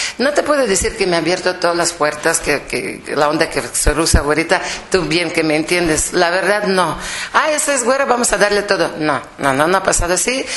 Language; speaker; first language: Spanish; non-native, fluent; Russian